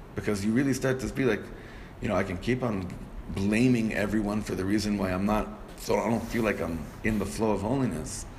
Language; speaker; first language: English; native; English